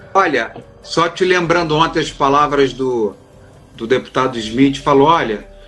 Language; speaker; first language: Portuguese; native; Portuguese